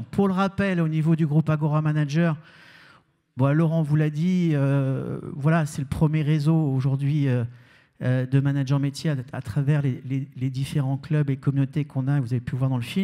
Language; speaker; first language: French; native; French